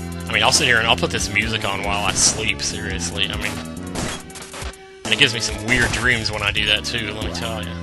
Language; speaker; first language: English; native; English